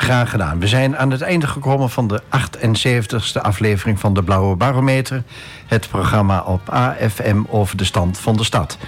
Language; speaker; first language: Dutch; native; Dutch